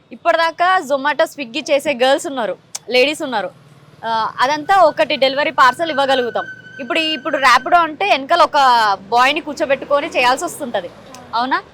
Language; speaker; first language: Telugu; native; Telugu